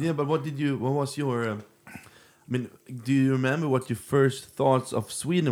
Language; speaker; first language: English; non-native, fluent; Swedish